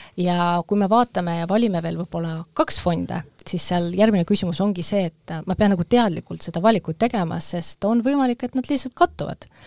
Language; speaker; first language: Estonian; non-native, local second language; Russian